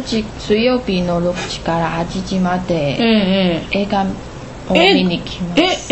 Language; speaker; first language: Japanese; non-native, learner; Chinese